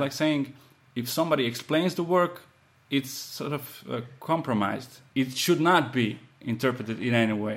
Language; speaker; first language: English; non-native, fluent; Slovenian